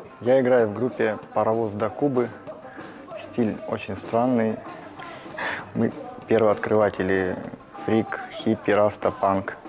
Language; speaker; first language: Russian; native; Russian